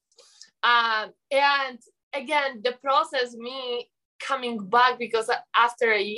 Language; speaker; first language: English; non-native, learner; Polish